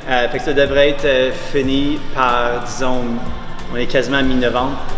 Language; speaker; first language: French; native; French